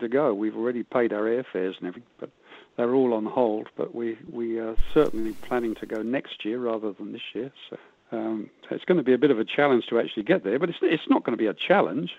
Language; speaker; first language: English; native; English